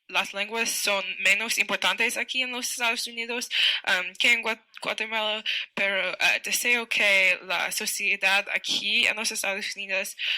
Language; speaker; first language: Spanish; non-native, learner; English